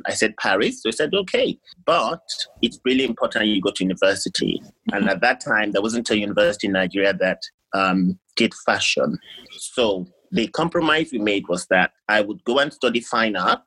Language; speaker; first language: English; non-native, local second language; Yoruba